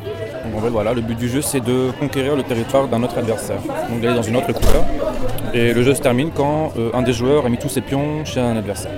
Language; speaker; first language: French; native; French